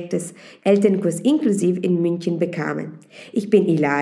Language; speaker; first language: German; non-native, fluent; Italian